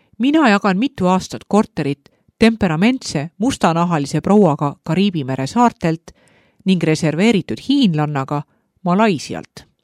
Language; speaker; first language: Estonian; native; Estonian